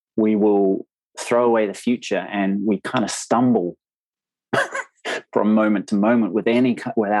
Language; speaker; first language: English; native; English